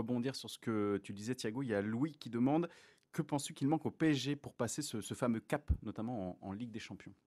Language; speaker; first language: French; native; French